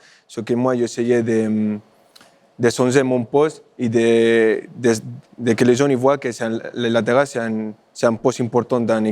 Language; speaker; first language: French; non-native, fluent; Spanish